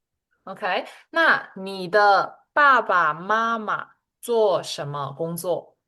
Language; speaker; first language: Chinese; non-native, fluent; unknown